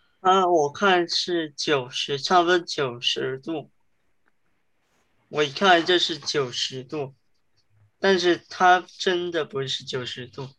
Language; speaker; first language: Chinese; early bilingual, heritage; Chinese